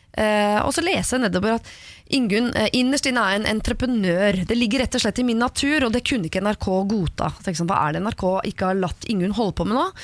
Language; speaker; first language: Norwegian; native; Norwegian